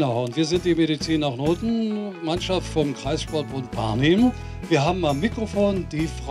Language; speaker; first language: German; native; German